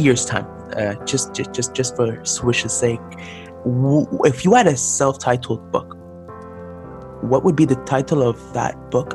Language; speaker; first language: English; native; English